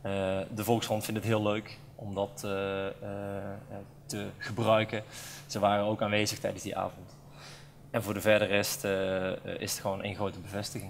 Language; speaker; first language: Dutch; native; Dutch